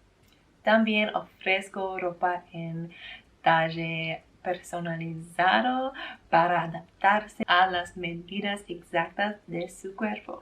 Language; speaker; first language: Spanish; non-native, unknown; English